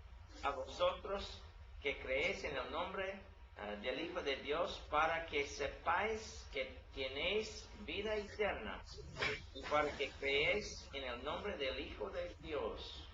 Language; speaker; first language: Spanish; non-native, learner; English